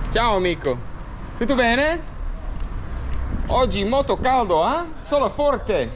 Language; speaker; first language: Italian; non-native, learner; English